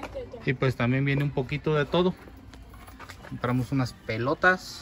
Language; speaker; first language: Spanish; native; Spanish